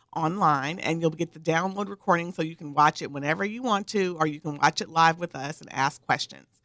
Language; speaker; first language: English; native; English